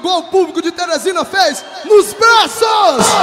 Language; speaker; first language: Portuguese; native; Portuguese